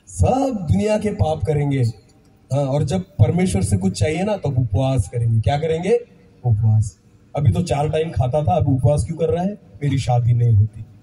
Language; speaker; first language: Hindi; non-native, local second language; Marathi